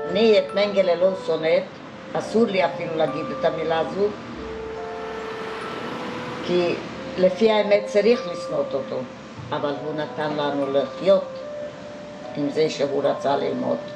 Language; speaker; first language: Hebrew; non-native, fluent; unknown